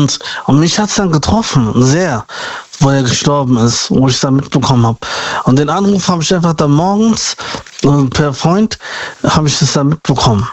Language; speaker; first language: German; native; German